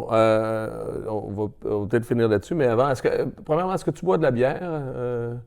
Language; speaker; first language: French; native; French